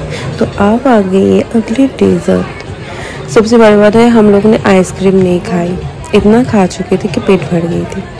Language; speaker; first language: Hindi; non-native, local second language; Bangla